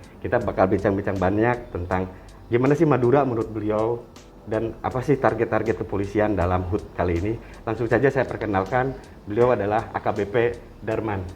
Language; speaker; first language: Indonesian; native; Indonesian